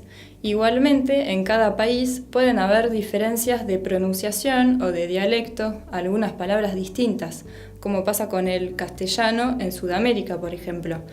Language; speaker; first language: Spanish; non-native, fluent; French